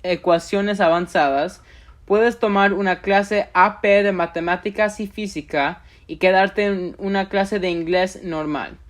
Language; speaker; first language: Spanish; early bilingual, other home language; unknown